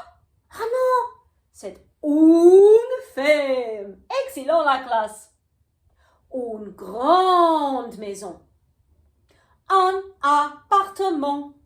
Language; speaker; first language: French; non-native, fluent; English